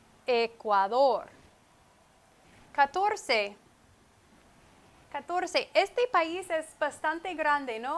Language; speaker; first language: Spanish; non-native, fluent; English